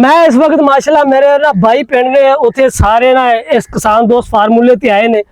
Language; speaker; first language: Urdu; non-native, local second language; Punjabi